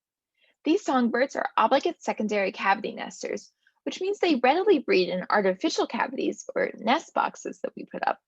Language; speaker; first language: English; native; English